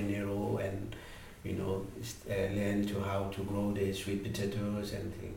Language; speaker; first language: English; non-native, learner; Indonesian